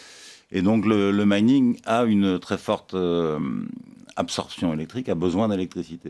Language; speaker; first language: French; native; French